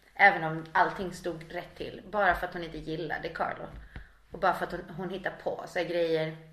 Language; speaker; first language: Swedish; native; Swedish